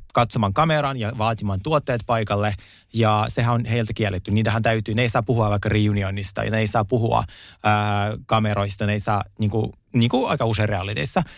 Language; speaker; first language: Finnish; non-native, fluent; Russian